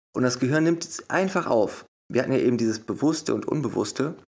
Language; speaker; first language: German; native; German